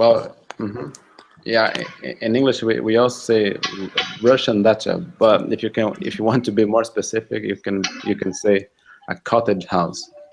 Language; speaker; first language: English; non-native, fluent; Russian